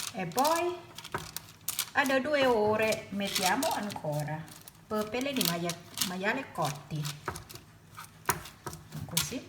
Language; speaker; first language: Italian; non-native, learner; Thai